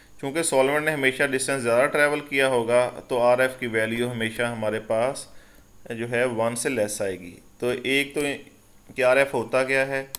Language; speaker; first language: Urdu; non-native, local second language; Punjabi